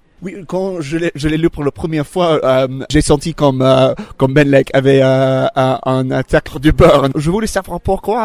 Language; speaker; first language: French; non-native, learner; English